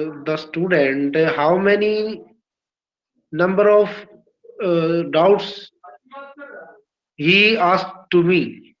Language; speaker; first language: English; non-native, learner; Hindi